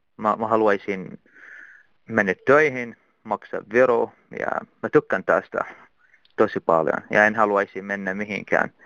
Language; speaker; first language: Finnish; non-native, learner; Arabic